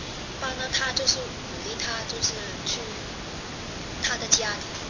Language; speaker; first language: Chinese; non-native, fluent; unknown